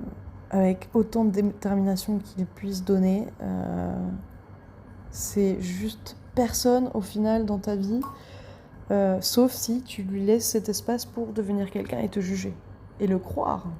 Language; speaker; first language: French; native; French